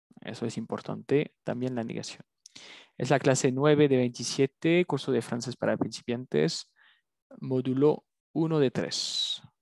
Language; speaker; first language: Spanish; non-native, fluent; French